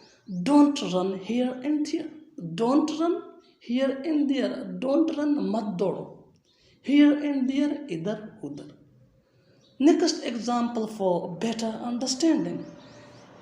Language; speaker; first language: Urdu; non-native, local second language; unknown